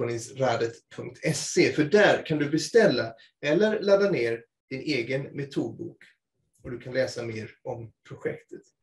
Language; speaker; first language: Swedish; native; Swedish